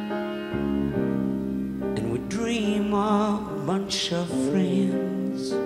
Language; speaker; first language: English; native; English